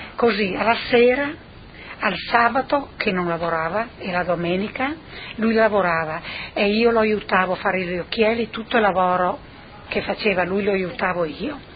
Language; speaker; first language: Italian; non-native, local second language; Friulian